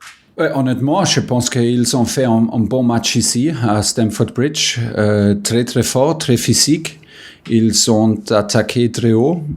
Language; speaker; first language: French; non-native, fluent; German